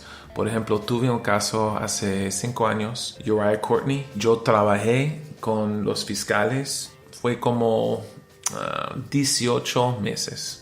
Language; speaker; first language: Spanish; non-native, learner; English